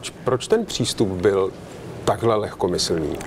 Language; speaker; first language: Czech; native; Czech